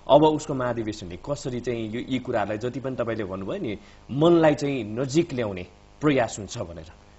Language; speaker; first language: Nepali; native; Nepali